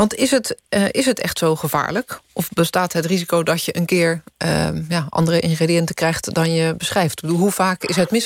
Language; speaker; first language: Dutch; native; Dutch